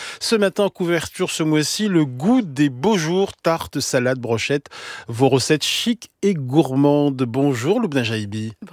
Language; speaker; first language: French; native; French